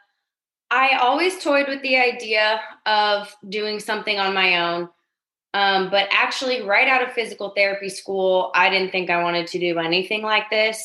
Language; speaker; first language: English; native; English